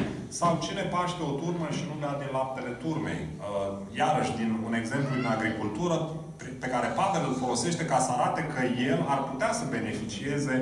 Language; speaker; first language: Romanian; native; Romanian